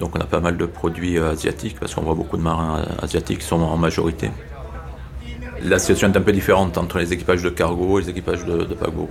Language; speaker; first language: French; native; French